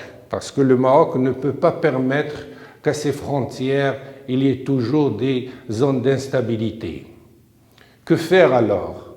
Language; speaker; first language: French; non-native, local second language; Arabic